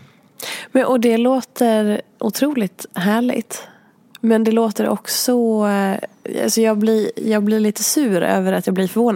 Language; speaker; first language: Swedish; native; Swedish